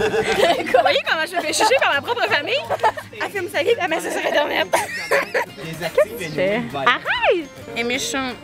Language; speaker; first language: French; native; French